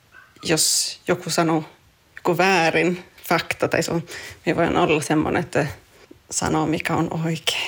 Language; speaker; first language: Finnish; non-native, local second language; Swedish